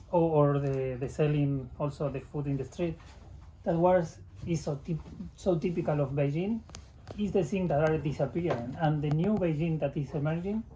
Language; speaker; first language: English; non-native, learner; Spanish